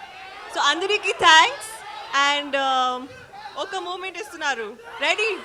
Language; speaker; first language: Telugu; non-native, learner; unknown